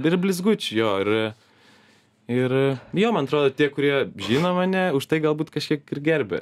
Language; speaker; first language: Lithuanian; native; Lithuanian